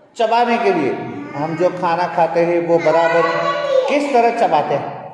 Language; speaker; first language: Hindi; non-native, local second language; Gujarati